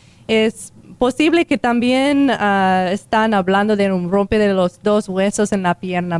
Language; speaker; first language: Spanish; non-native, learner; English